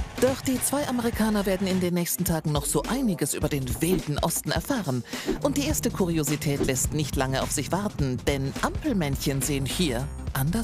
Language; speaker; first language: German; native; German